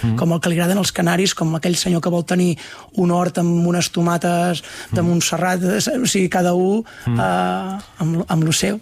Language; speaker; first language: Catalan; native; Catalan